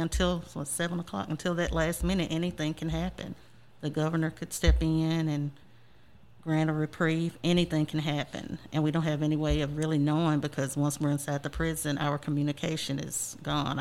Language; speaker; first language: English; native; English